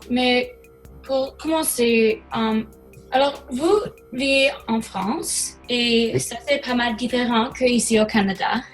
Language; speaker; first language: French; non-native, learner; English